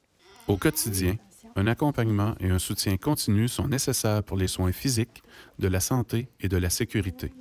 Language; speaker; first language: French; native; French